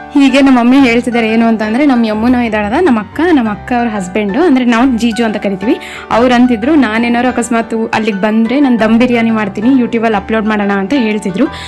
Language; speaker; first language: Kannada; non-native, local second language; Telugu